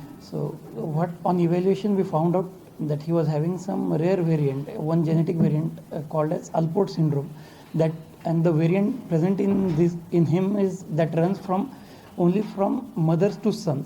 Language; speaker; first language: English; non-native, local second language; Telugu